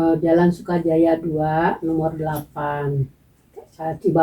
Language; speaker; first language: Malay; non-native, local second language; Sundanese